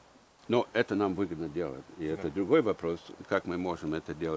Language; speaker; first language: Russian; early bilingual, heritage; English